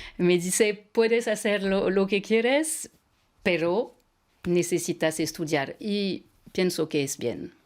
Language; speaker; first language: Spanish; non-native, fluent; French